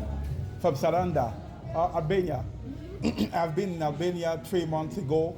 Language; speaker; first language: English; non-native, learner; French